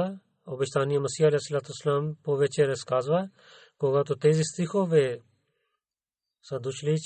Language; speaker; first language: Bulgarian; non-native, learner; Urdu